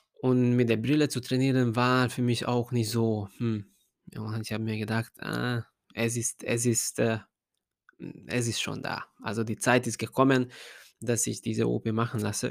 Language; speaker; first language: German; non-native, fluent; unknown